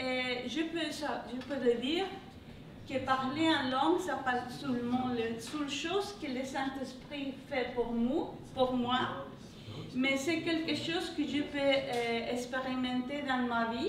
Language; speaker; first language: French; non-native, learner; English